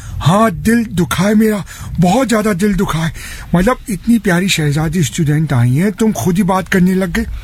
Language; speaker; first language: Hindi; native; Hindi